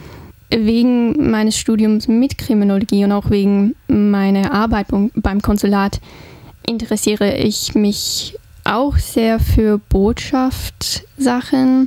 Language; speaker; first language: German; non-native, fluent; English